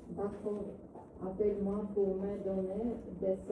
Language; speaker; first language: French; non-native, learner; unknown